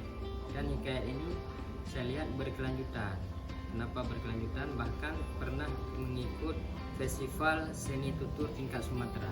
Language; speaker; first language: Indonesian; non-native, local second language; Achinese